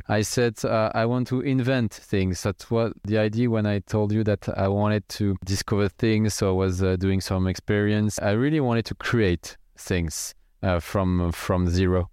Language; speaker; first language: English; non-native, fluent; French